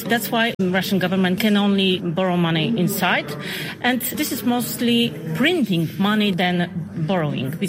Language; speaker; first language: English; non-native, fluent; Polish